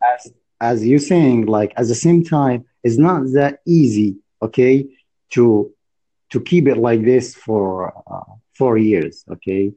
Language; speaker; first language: English; non-native, learner; Arabic